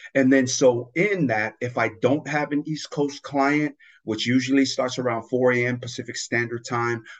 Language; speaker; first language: English; non-native, fluent; Tongan